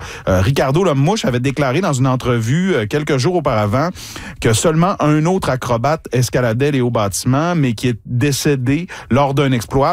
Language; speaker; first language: French; native; French